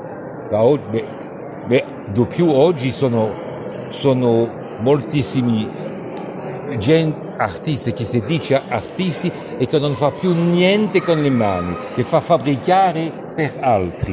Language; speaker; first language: Italian; non-native, fluent; French